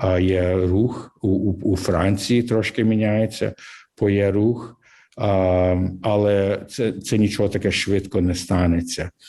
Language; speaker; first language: Ukrainian; early bilingual, heritage; English